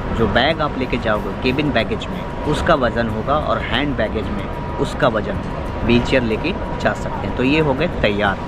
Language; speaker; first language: Hindi; native; Hindi